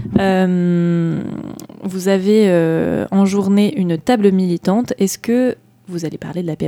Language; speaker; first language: French; native; French